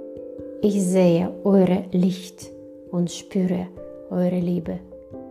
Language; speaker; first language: German; non-native, fluent; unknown